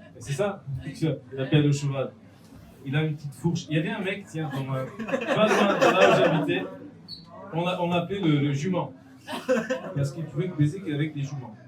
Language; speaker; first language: French; non-native, fluent; Portuguese